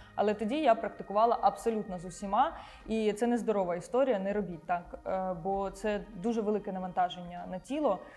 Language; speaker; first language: Ukrainian; non-native, local second language; Russian